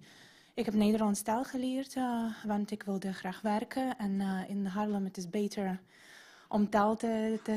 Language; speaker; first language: Dutch; non-native, learner; Ukrainian